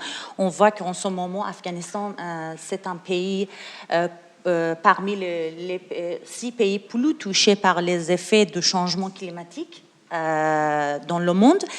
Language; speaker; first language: French; non-native, learner; Persian